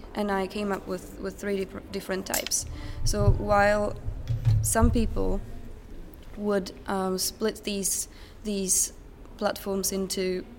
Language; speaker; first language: English; non-native, fluent; Czech